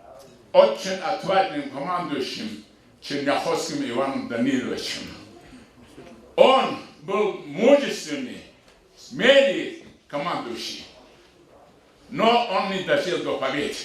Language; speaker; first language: Russian; non-native, local second language; Avaric